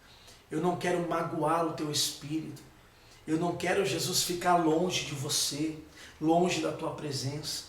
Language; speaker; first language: Portuguese; native; Portuguese